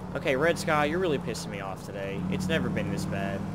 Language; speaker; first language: English; native; English